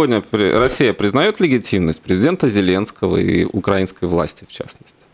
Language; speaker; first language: Russian; native; Russian